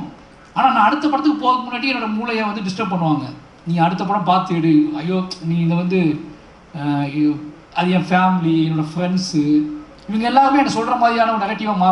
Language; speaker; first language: Tamil; native; Tamil